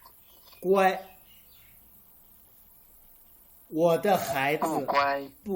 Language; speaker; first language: Chinese; native; Chinese